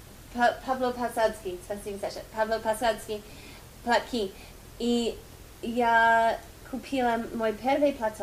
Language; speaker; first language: Russian; non-native, fluent; English